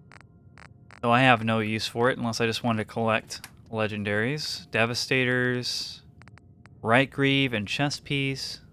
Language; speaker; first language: English; native; English